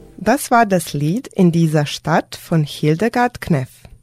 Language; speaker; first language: German; non-native, fluent; Serbian